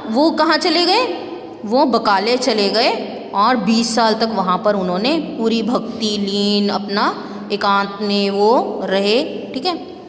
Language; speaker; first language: Hindi; non-native, local second language; Punjabi